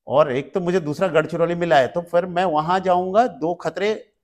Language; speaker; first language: Hindi; non-native, local second language; Marathi